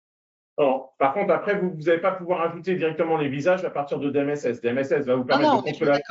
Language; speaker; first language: French; native; French